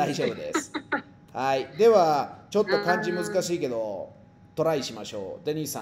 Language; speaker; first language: Japanese; non-native, fluent; Spanish